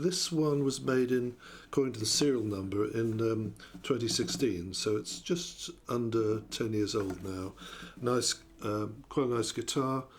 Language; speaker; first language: English; native; English